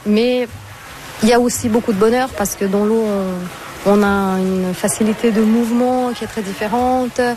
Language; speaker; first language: French; non-native, fluent; Portuguese